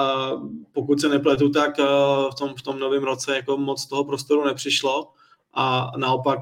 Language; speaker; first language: Czech; native; Czech